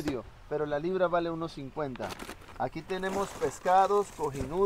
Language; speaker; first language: Spanish; native; Spanish